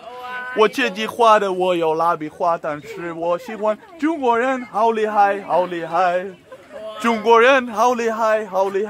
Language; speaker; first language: Chinese; non-native, learner; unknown